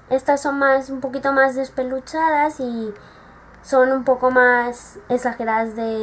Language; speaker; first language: Spanish; native; Spanish